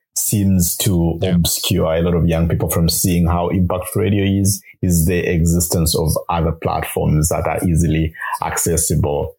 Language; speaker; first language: English; non-native, local second language; Bemba